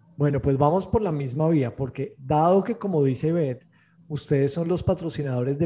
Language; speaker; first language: Spanish; native; Spanish